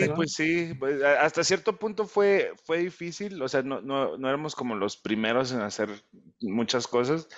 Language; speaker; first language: Spanish; early bilingual, heritage; Spanish